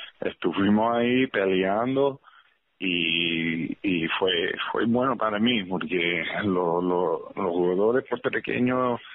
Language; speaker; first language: Spanish; early bilingual, heritage; English